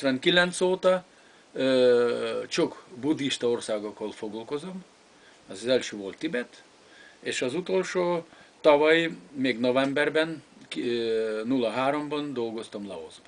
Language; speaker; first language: Hungarian; non-native, fluent; Lithuanian